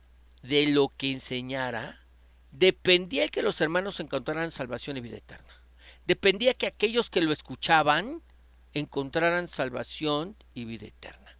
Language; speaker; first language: Spanish; native; Spanish